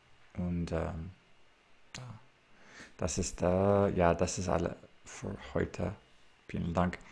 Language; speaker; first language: German; non-native, learner; English